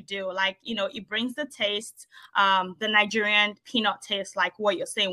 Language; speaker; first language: English; non-native, local second language; Yoruba